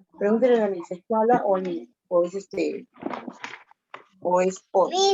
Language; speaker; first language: Spanish; native; Spanish